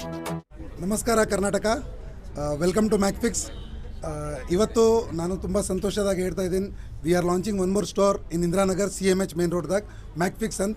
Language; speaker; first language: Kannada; non-native, local second language; Hindi